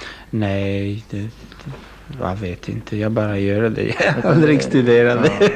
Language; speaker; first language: Swedish; non-native, learner; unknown